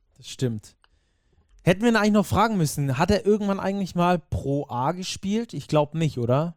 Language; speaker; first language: German; native; German